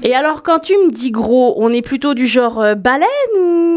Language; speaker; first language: French; native; French